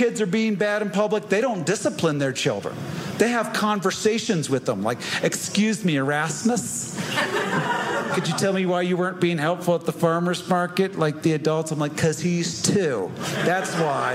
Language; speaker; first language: English; native; English